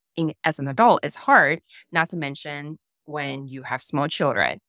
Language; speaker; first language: English; non-native, fluent; Chinese